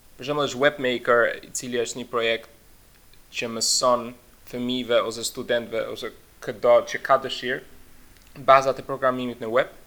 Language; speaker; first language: Albanian; early bilingual, heritage; Albanian